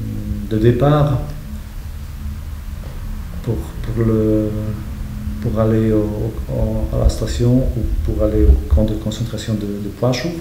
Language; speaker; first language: French; non-native, fluent; Polish